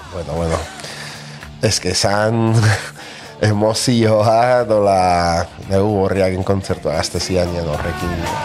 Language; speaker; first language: Basque; non-native, local second language; Spanish